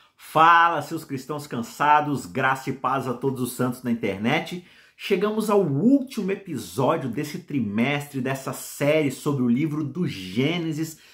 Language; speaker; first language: Portuguese; native; Portuguese